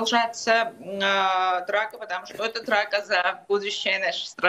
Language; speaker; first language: Russian; non-native, local second language; Georgian